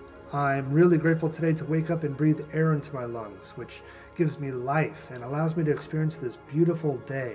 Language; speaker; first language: English; native; English